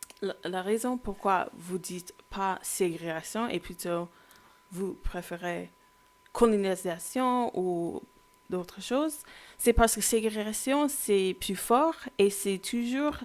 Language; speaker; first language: French; non-native, fluent; English